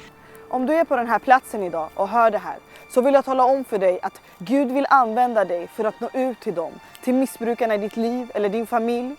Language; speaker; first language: Swedish; early bilingual, other home language; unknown